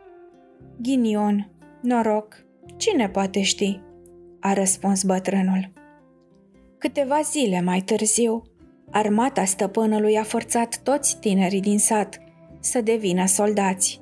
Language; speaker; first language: Romanian; native; Romanian